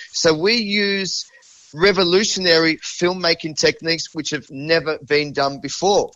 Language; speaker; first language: English; native; English